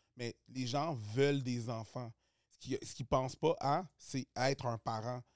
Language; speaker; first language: French; early bilingual, other home language; Haitian Creole